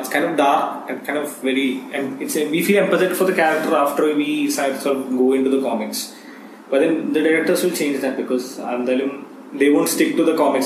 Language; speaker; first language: English; non-native, local second language; Malayalam